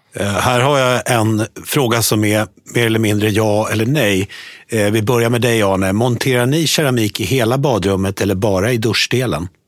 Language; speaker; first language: Swedish; native; Swedish